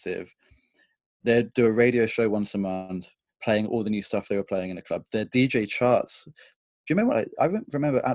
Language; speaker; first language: English; native; English